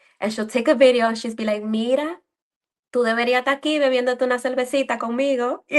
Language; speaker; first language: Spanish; early bilingual, heritage; Spanish